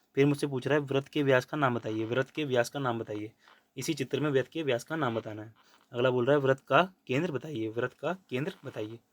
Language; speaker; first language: Hindi; native; Hindi